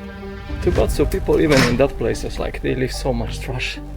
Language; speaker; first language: English; non-native, fluent; Polish